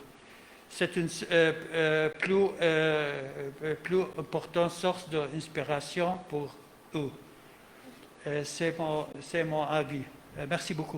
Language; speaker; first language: French; non-native, learner; Arabic